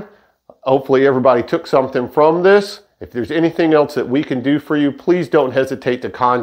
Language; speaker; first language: English; native; English